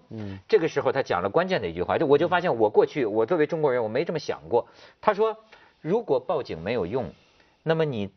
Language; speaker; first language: Chinese; native; Chinese